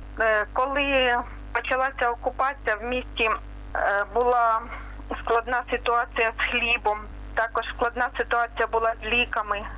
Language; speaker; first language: Ukrainian; non-native, local second language; Russian